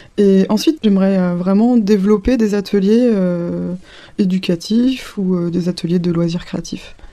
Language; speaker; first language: French; native; French